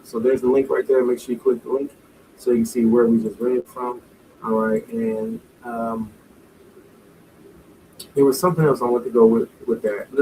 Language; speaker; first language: English; native; English